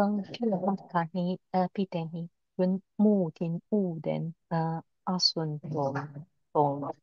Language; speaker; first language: Finnish; non-native, learner; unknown